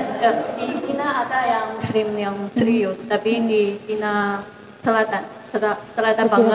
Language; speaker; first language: Indonesian; non-native, fluent; Chinese